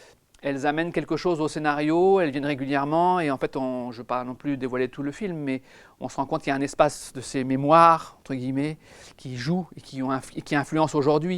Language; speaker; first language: French; native; French